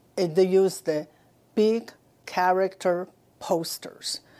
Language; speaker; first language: English; non-native, fluent; Chinese